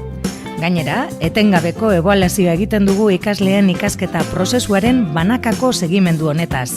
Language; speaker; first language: Basque; native; Basque